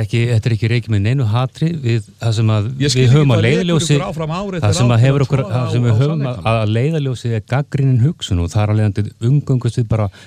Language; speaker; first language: Icelandic; native; Icelandic